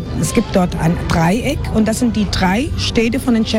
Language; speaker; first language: German; non-native, fluent; Spanish